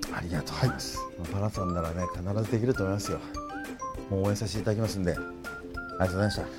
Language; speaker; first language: Japanese; native; Japanese